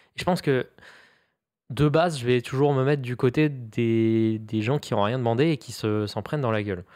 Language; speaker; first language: French; native; French